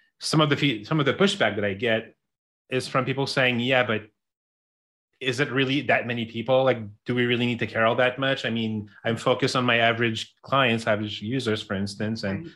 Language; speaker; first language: English; non-native, local second language; French